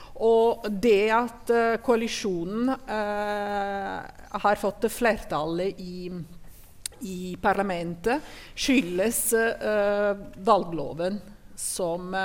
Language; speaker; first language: Norwegian; non-native, fluent; Italian